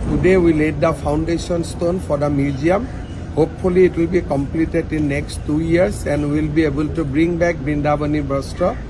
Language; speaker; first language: English; non-native, local second language; Assamese